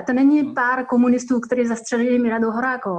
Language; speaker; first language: Czech; non-native, fluent; French